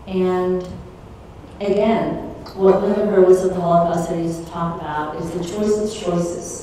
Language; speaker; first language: English; early bilingual, other home language; Czech